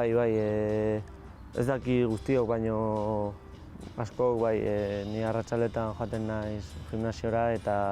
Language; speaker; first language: Basque; non-native, local second language; Spanish